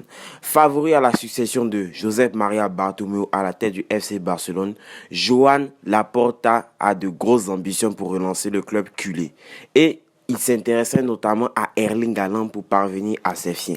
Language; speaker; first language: French; native; French